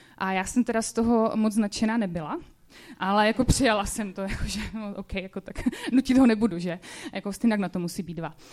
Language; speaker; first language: Czech; native; Czech